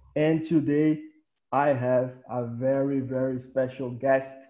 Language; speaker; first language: English; non-native, fluent; Portuguese